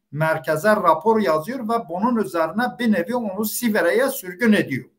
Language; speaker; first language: Turkish; non-native, local second language; Kurdish